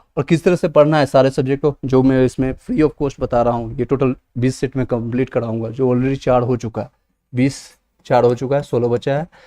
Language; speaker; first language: Hindi; native; Hindi